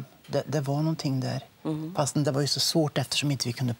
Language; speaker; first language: Swedish; native; Swedish